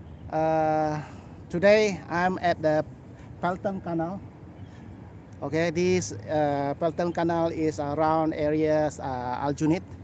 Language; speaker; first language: English; non-native, local second language; Malay